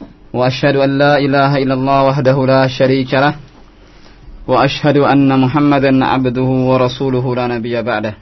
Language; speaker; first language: Arabic; non-native, fluent; Indonesian